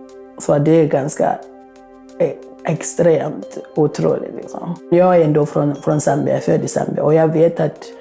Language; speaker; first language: Swedish; non-native, fluent; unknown